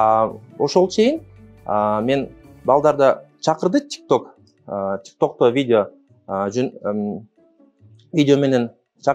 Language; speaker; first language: Kyrgyz; non-native, local second language; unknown